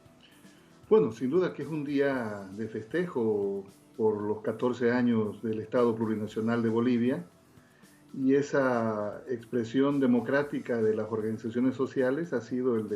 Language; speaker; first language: Spanish; native; Spanish